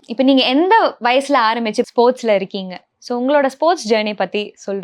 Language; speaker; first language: Tamil; native; Tamil